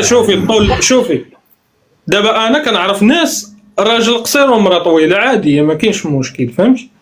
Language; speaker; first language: Arabic; native; Arabic